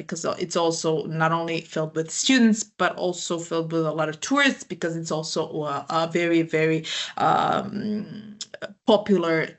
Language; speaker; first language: English; non-native, fluent; Croatian